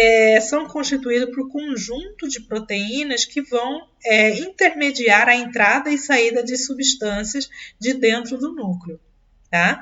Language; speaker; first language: Portuguese; native; Portuguese